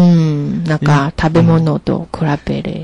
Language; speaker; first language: Japanese; non-native, learner; Chinese